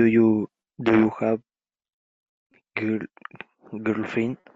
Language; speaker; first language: English; non-native, learner; Spanish